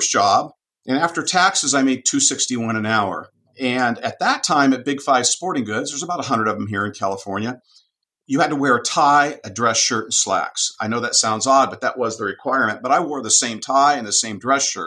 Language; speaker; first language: English; native; English